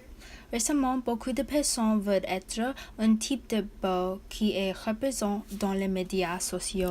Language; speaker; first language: French; non-native, learner; English